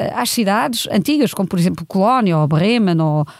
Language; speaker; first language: Portuguese; non-native, fluent; German